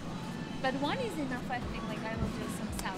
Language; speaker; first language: English; non-native, learner; Uzbek